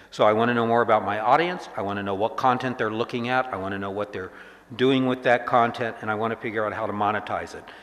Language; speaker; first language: English; native; English